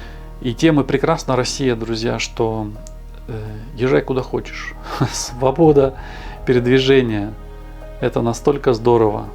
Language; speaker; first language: Russian; native; Russian